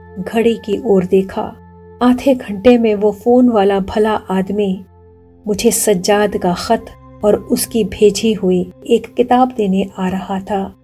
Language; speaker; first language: Hindi; native; Hindi